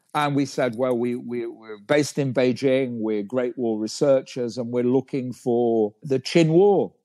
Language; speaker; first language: English; native; English